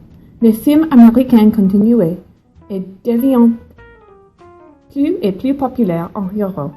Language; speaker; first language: French; non-native, learner; English